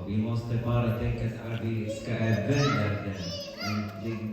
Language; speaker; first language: Swedish; non-native, learner; Swahili